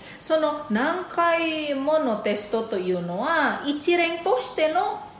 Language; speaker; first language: Japanese; non-native, fluent; Indonesian